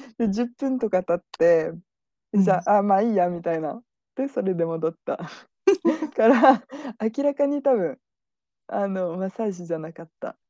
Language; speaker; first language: Japanese; non-native, fluent; French